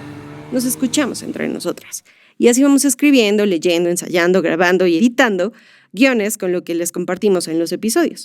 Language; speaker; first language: Spanish; native; Spanish